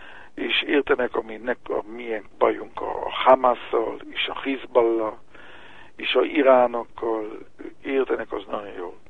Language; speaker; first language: Hungarian; early bilingual, heritage; Hebrew